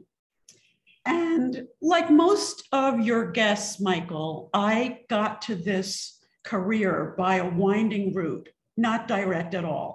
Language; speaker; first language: English; native; English